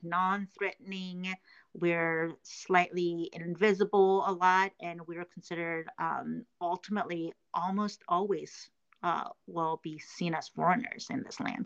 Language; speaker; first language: English; early bilingual, other home language; Korean